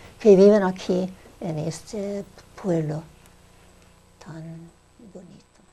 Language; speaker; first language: Spanish; non-native, learner; English